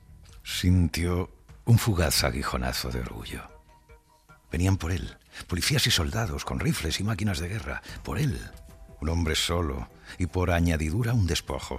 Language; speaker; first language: Spanish; native; Spanish